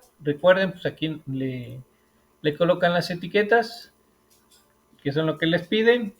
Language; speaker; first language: Spanish; native; Spanish